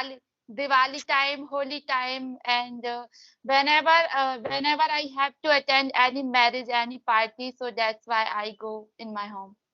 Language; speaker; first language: English; non-native, learner; Hindi